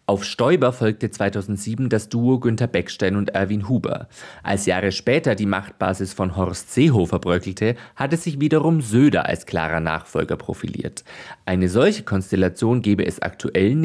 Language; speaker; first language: German; native; German